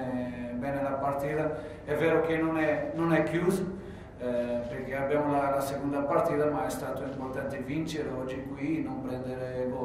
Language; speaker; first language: Italian; non-native, fluent; Portuguese